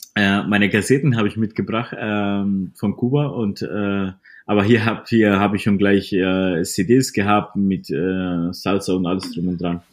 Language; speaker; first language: German; non-native, fluent; Spanish